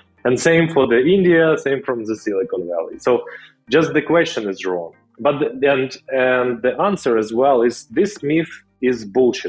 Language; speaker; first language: English; non-native, fluent; Russian